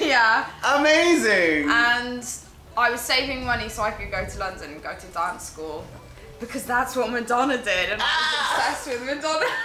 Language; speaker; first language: English; native; English